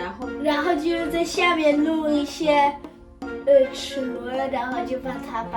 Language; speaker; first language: Chinese; early bilingual, heritage; Chinese